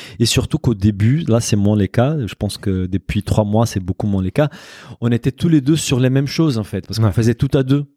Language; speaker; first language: French; non-native, fluent; Portuguese